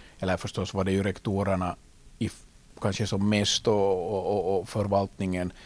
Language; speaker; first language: Swedish; native; Swedish